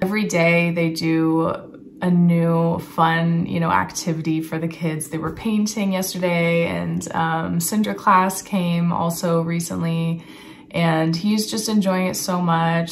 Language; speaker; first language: English; native; English